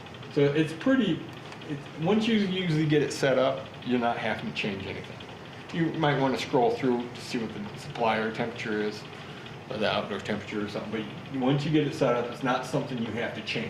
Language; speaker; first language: English; native; English